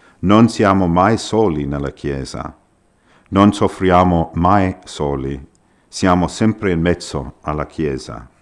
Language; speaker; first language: Italian; non-native, fluent; English